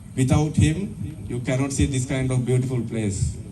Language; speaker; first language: English; non-native, learner; Sinhala